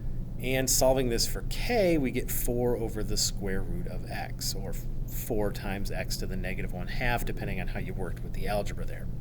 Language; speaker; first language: English; native; English